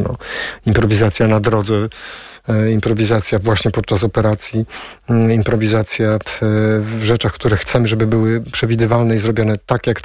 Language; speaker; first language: Polish; native; Polish